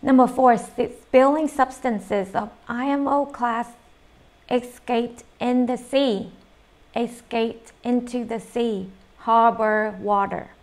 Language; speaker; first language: English; non-native, fluent; Vietnamese